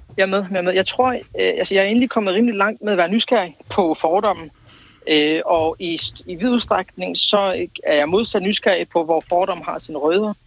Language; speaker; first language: Danish; early bilingual, other home language; Kurdish